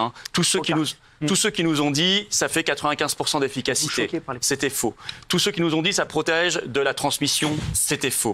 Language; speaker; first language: French; native; French